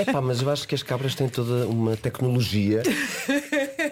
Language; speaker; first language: Portuguese; native; Portuguese